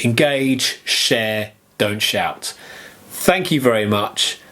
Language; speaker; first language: English; native; English